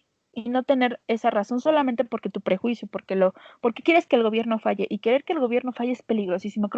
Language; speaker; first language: Spanish; native; Spanish